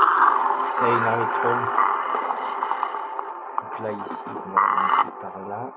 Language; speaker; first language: French; native; French